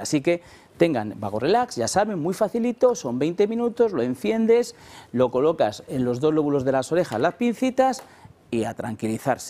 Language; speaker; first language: Spanish; native; Spanish